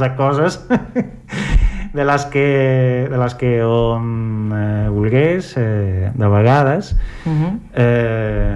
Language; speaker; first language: Catalan; non-native, local second language; Spanish